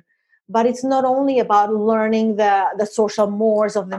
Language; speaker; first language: English; non-native, fluent; Spanish